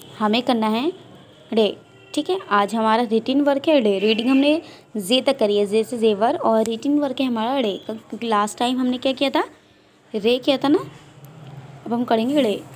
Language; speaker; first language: Urdu; native; Urdu